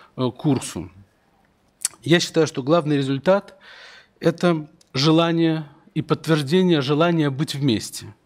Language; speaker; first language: Russian; native; Russian